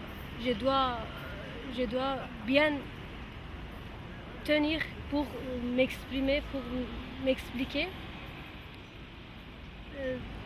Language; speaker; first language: French; non-native, learner; Kurdish